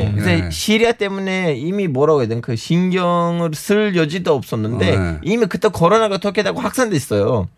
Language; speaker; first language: Korean; non-native, fluent; Turkish